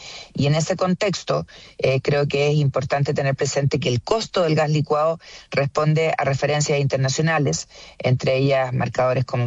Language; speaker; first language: Spanish; native; Spanish